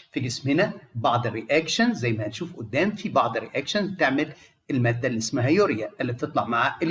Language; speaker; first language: Arabic; native; Arabic